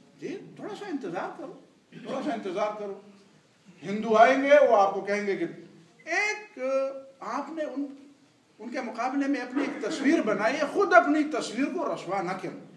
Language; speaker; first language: Urdu; non-native, local second language; Pashto